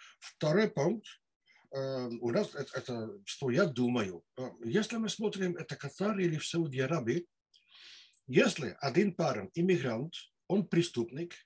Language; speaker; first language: Russian; non-native, learner; Dutch